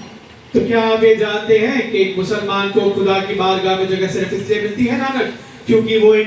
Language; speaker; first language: Hindi; native; Hindi